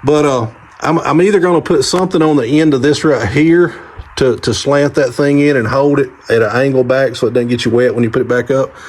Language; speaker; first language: English; native; English